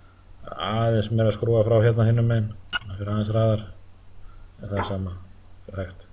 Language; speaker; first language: Icelandic; native; Icelandic